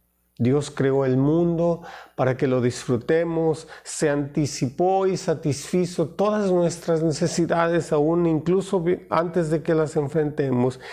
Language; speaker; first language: Spanish; native; Spanish